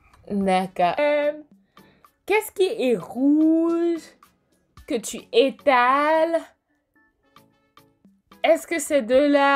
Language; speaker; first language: French; non-native, fluent; English